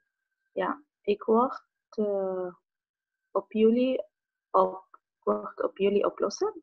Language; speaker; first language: Dutch; non-native, learner; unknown